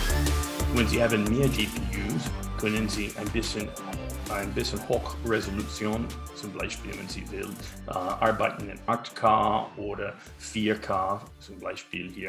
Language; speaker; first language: German; non-native, learner; English